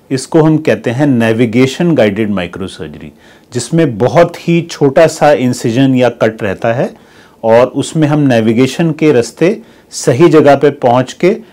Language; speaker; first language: Hindi; native; Hindi